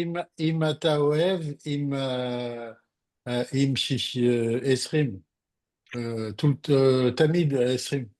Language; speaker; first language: Hebrew; non-native, learner; French